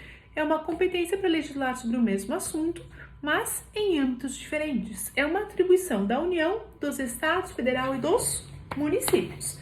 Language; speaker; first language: Portuguese; native; Portuguese